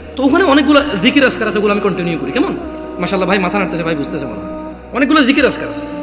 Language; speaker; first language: Bangla; early bilingual, heritage; Bangla